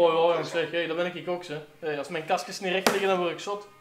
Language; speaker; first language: Dutch; native; Dutch